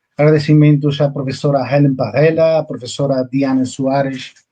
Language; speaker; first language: Portuguese; non-native, learner; Spanish